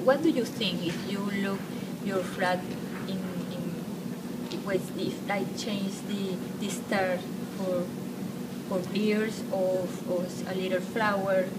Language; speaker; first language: English; non-native, learner; Spanish